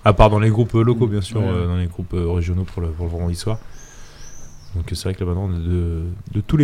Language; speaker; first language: French; native; French